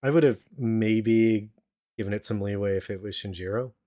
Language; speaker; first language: English; native; English